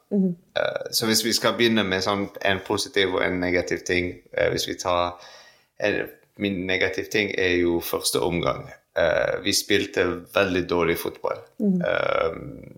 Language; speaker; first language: Norwegian; non-native, fluent; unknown